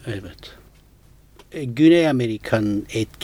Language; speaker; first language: Turkish; non-native, fluent; Italian